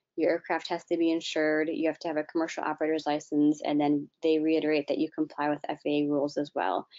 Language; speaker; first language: English; native; English